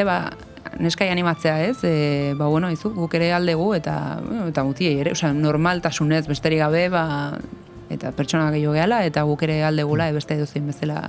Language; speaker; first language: Basque; native; Basque